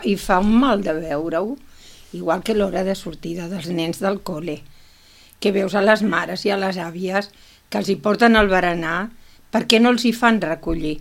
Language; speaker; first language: Catalan; non-native, local second language; Spanish